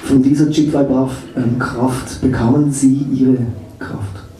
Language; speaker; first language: German; native; German